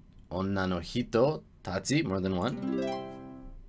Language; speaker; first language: English; native; English